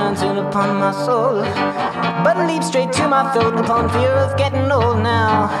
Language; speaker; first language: English; native; English